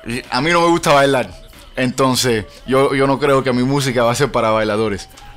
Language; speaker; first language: Spanish; early bilingual, heritage; Spanish